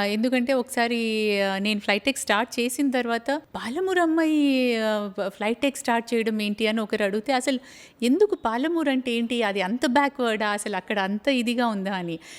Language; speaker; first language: Telugu; native; Telugu